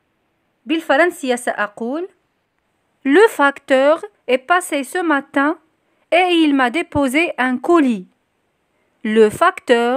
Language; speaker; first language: French; non-native, local second language; Arabic